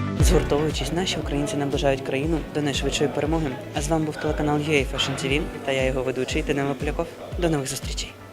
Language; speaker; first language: Ukrainian; native; Ukrainian